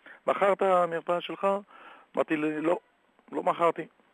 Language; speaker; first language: Hebrew; non-native, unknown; French